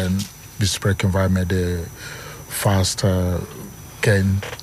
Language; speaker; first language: Dutch; non-native, fluent; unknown